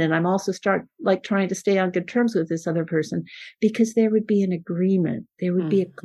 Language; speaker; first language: English; non-native, fluent; Spanish